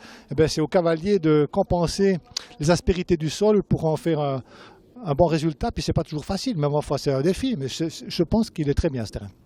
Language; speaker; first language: French; native; French